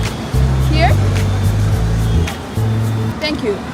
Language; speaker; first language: English; non-native, learner; Korean